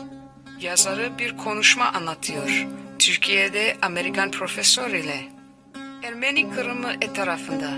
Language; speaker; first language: Turkish; non-native, learner; Armenian